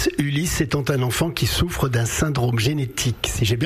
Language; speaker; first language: French; native; French